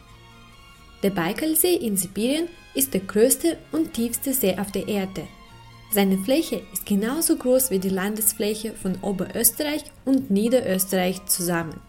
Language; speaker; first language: German; non-native, fluent; Russian